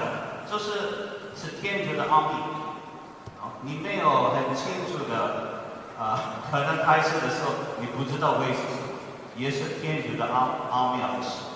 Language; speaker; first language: Chinese; non-native, fluent; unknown